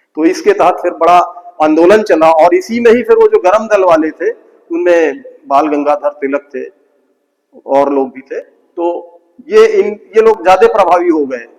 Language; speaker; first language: Hindi; native; Hindi